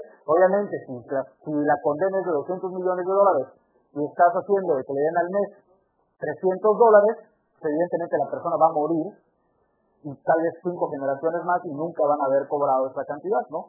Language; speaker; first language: Spanish; native; Spanish